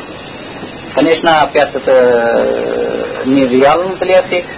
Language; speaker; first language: Russian; non-native, learner; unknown